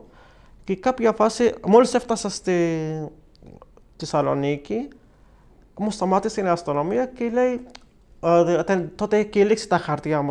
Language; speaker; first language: Greek; non-native, fluent; Arabic